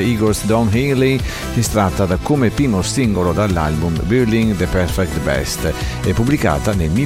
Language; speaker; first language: Italian; native; Italian